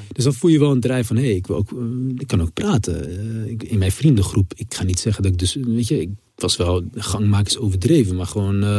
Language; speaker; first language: Dutch; native; Dutch